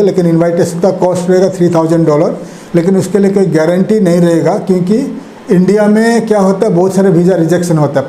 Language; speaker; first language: Hindi; non-native, local second language; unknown